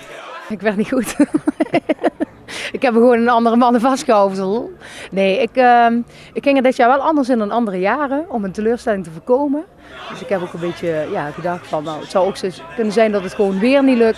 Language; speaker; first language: Dutch; native; Dutch